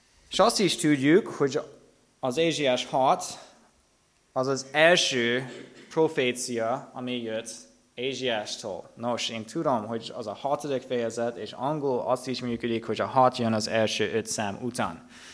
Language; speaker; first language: Hungarian; non-native, fluent; English